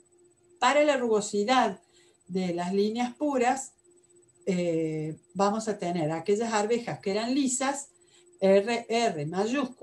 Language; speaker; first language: Spanish; native; Spanish